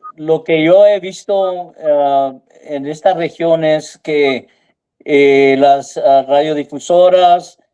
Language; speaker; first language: Spanish; early bilingual, heritage; Spanish